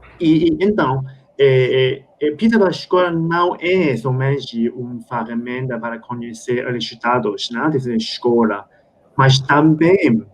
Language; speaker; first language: Portuguese; non-native, fluent; Spanish